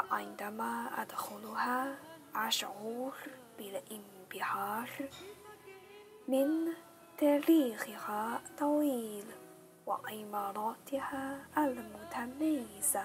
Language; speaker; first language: Arabic; non-native, learner; Chinese